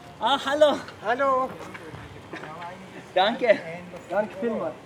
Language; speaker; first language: German; non-native, learner; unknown